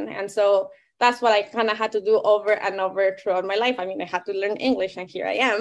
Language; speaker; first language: English; non-native, fluent; Spanish